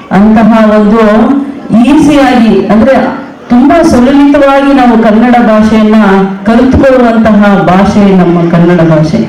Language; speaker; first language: Kannada; native; Kannada